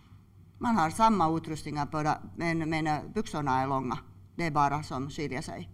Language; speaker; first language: Swedish; non-native, local second language; Finnish